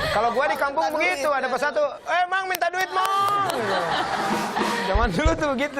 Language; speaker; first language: Indonesian; native; Indonesian